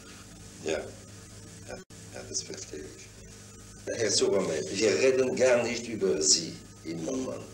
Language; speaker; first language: German; non-native, fluent; French